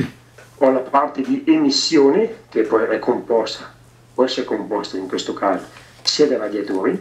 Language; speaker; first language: Italian; native; Italian